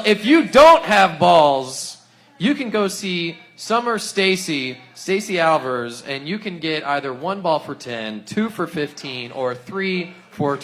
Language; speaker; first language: English; native; English